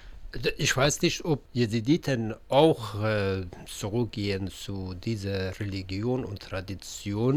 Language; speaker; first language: German; non-native, learner; Persian